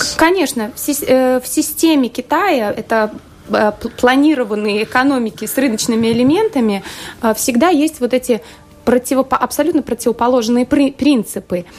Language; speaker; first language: Russian; native; Russian